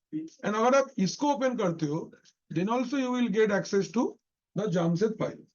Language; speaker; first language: Hindi; non-native, local second language; Bangla